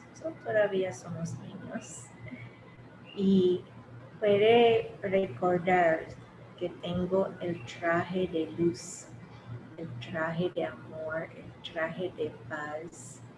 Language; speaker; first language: Spanish; early bilingual, heritage; English